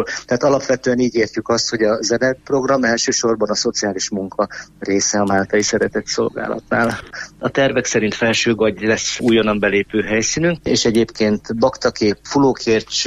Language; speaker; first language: Hungarian; native; Hungarian